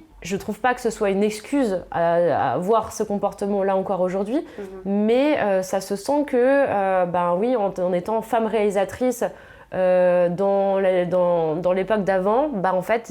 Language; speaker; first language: French; native; French